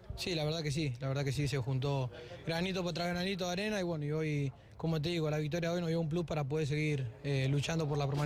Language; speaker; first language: Spanish; native; Spanish